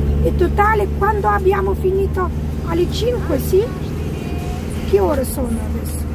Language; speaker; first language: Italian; non-native, learner; Russian